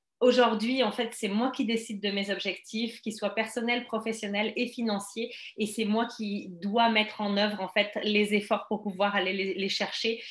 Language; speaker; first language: French; native; French